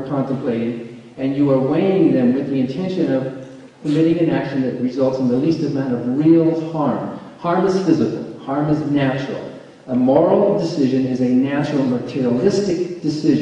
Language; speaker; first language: English; native; English